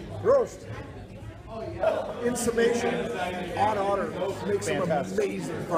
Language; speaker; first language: English; native; English